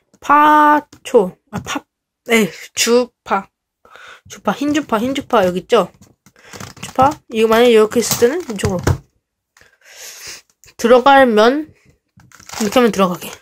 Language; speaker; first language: Korean; native; Korean